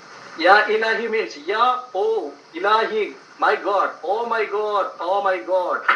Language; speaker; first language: English; non-native, local second language; Malayalam